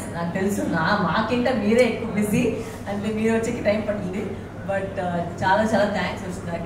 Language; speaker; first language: Telugu; non-native, learner; Tamil